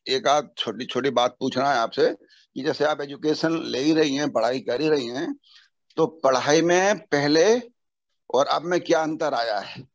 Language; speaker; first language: Hindi; native; Hindi